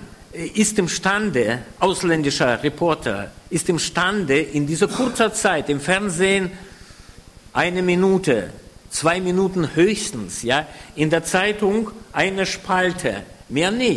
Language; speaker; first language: German; non-native, fluent; Russian